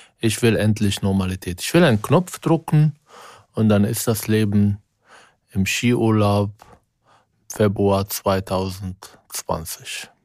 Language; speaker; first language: German; non-native, fluent; Arabic